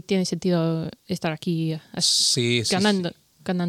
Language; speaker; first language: Spanish; non-native, learner; English